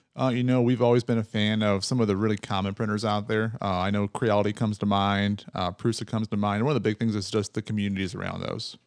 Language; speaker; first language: English; native; English